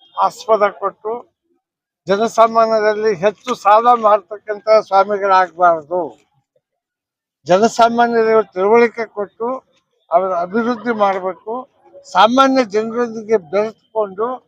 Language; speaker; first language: Kannada; non-native, local second language; Lambadi